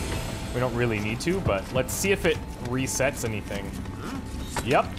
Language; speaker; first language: English; native; English